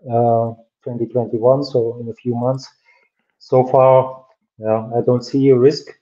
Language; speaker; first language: English; non-native, fluent; German